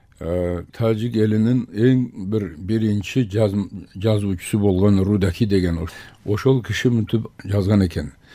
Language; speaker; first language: Kyrgyz; non-native, local second language; Tajik